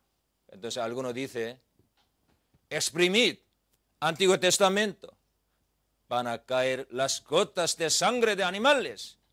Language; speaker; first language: Spanish; non-native, learner; Korean